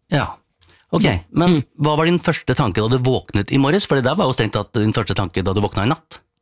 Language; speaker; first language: Norwegian; native; Norwegian